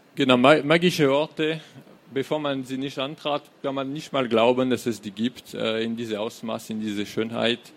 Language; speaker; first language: German; non-native, fluent; French